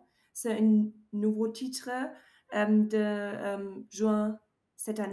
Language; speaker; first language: French; non-native, learner; German